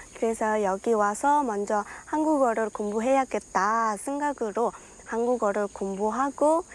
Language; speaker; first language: Korean; non-native, fluent; Mongolian